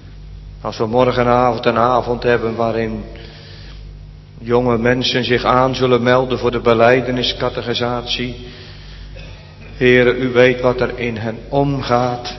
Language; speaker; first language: Dutch; native; Dutch